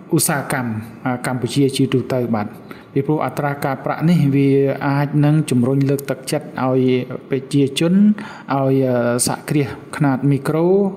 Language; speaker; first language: Khmer; native; Khmer